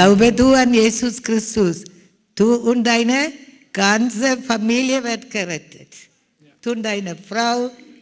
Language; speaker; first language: German; non-native, learner; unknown